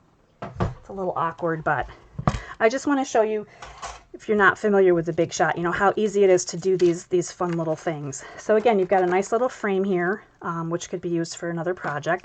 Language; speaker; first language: English; native; English